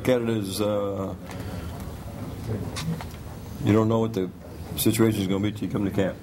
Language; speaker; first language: English; native; English